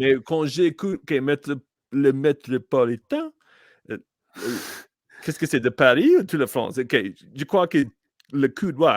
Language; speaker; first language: French; non-native, learner; English